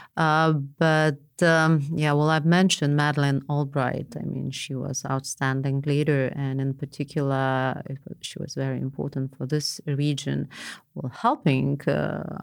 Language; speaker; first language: English; non-native, fluent; Lithuanian